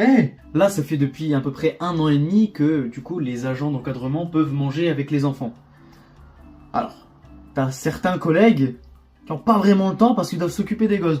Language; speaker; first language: French; native; French